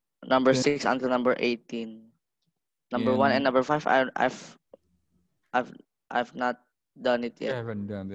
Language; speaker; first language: English; non-native, learner; Indonesian